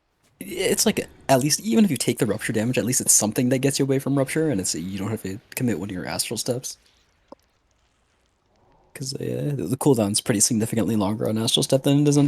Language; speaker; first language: English; native; English